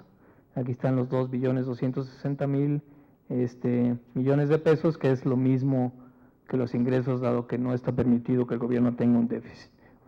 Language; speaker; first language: Spanish; native; Spanish